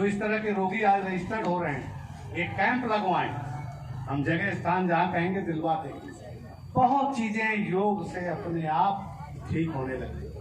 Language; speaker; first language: Hindi; native; Hindi